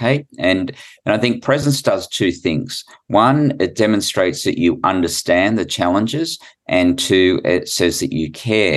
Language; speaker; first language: English; native; English